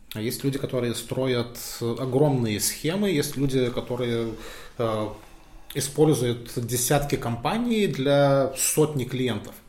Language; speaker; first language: Russian; non-native, fluent; Lithuanian